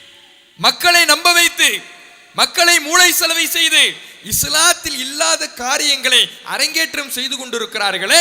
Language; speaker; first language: Tamil; native; Tamil